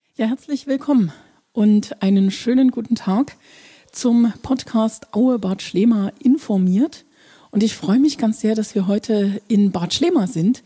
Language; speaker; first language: German; native; German